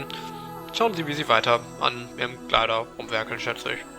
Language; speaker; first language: German; native; German